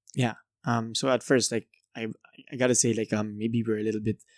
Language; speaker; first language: English; non-native, local second language; Filipino